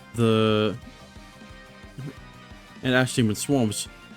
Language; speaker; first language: English; native; English